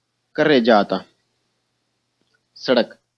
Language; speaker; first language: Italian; non-native, learner; Urdu